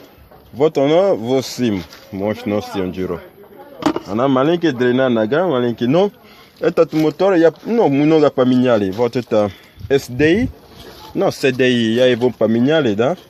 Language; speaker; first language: Russian; non-native, learner; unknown